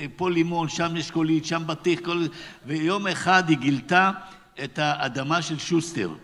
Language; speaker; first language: Hebrew; native; Hebrew